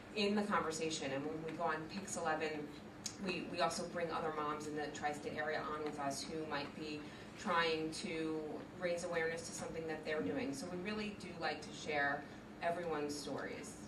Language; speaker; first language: English; native; English